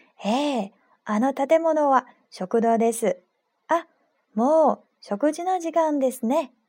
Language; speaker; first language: Japanese; non-native, fluent; Chinese